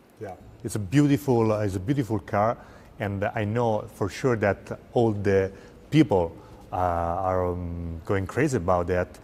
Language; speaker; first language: English; non-native, fluent; Italian